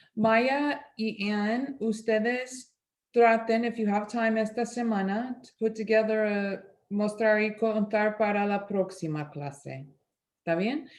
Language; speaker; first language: Spanish; non-native, fluent; English